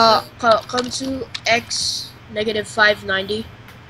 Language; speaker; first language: English; native; English